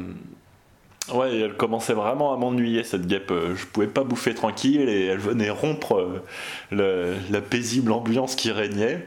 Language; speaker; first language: French; native; French